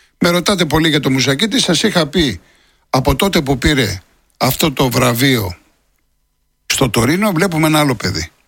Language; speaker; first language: Greek; native; Greek